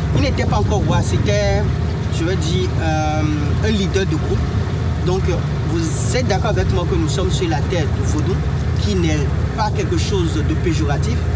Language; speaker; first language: French; non-native, local second language; Fon